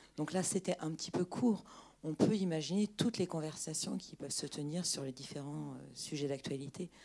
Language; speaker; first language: French; native; French